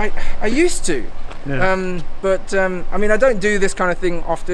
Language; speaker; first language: English; native; English